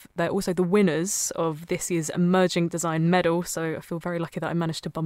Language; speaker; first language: English; native; English